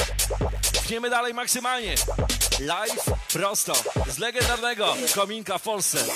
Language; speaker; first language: Polish; native; Polish